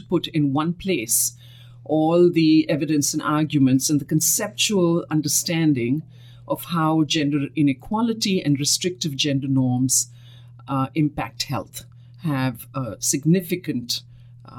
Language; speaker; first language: English; non-native, local second language; Hindi